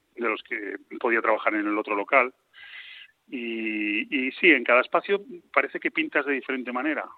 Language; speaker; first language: Spanish; native; Spanish